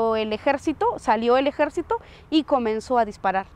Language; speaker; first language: Spanish; native; Spanish